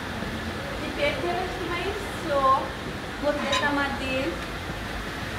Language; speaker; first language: Russian; non-native, local second language; Tajik